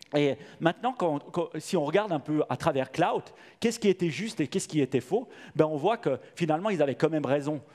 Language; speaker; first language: French; native; French